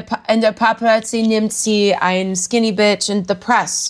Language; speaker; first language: German; non-native, learner; English